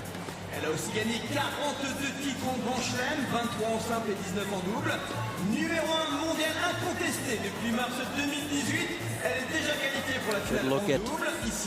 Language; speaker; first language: French; native; French